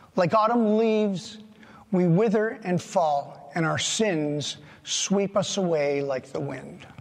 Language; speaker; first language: English; native; English